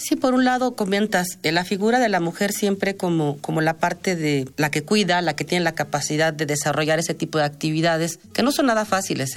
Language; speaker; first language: Spanish; native; Spanish